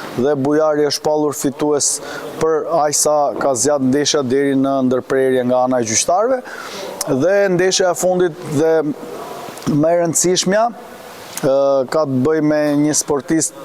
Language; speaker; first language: Albanian; native; Albanian